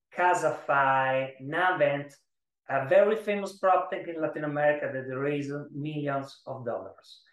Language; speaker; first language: English; non-native, learner; Italian